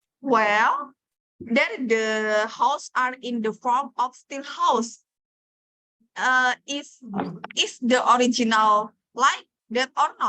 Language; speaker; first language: English; non-native, learner; Indonesian